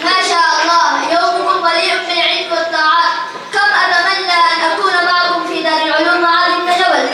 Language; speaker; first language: Arabic; non-native, learner; Urdu